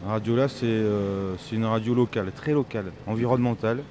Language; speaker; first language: French; native; French